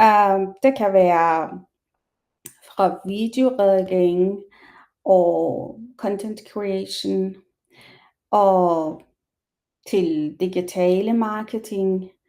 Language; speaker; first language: Danish; non-native, learner; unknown